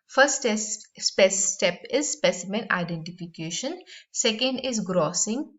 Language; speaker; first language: English; non-native, local second language; Punjabi